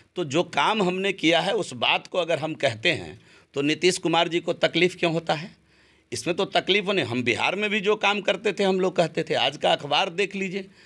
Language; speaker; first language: Hindi; native; Hindi